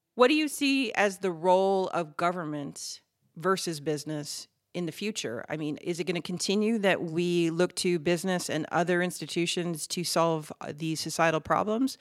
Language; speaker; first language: English; native; English